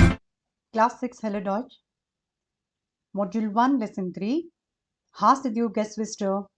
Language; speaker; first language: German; non-native, fluent; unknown